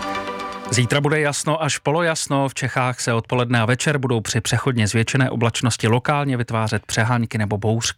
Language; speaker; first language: Czech; native; Czech